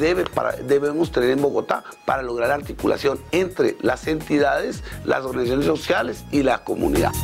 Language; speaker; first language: Spanish; native; Spanish